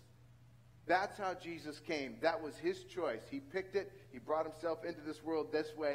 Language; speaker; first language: English; native; English